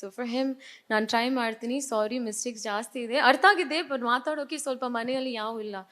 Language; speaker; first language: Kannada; non-native, learner; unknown